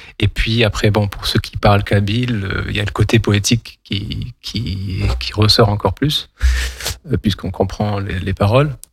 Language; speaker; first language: French; non-native, local second language; Kabyle